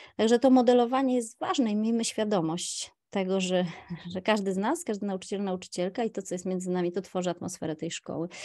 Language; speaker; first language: Polish; native; Polish